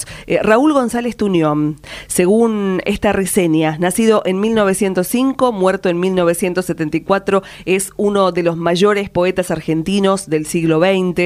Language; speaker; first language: Spanish; native; Spanish